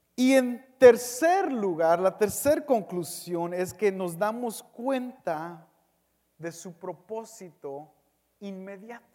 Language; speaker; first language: Spanish; early bilingual, heritage; Spanish